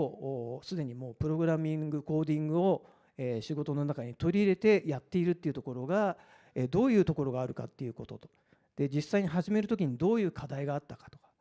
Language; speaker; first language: Japanese; native; Japanese